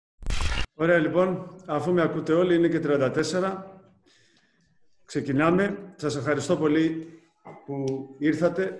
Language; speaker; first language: Greek; native; Greek